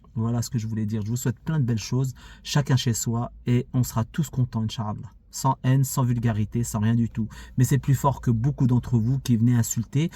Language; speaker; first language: French; early bilingual, other home language; Arabic